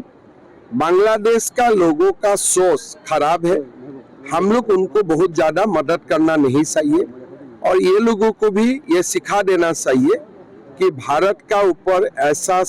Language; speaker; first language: Hindi; non-native, local second language; Assamese